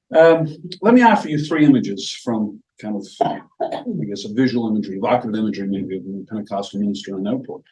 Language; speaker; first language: English; native; English